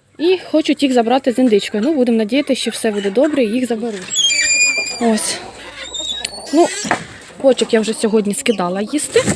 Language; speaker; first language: Ukrainian; non-native, local second language; Russian